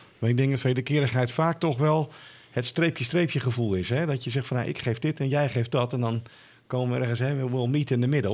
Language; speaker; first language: Dutch; native; Dutch